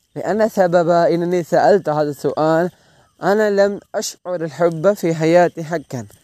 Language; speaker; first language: Arabic; non-native, learner; Malayalam